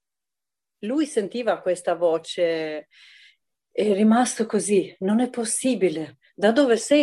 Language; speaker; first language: Italian; non-native, fluent; Albanian